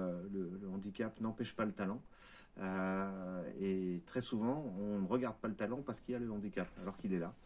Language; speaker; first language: French; native; French